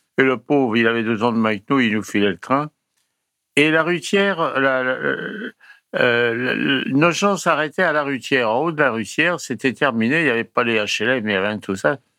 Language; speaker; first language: French; early bilingual, other home language; Italian